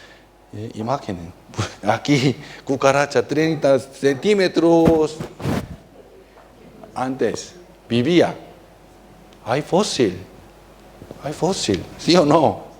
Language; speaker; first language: Spanish; non-native, fluent; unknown